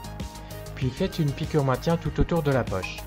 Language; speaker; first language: French; native; French